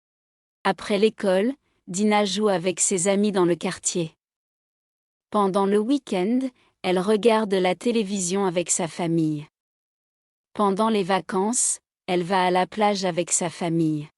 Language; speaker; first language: French; non-native, learner; Arabic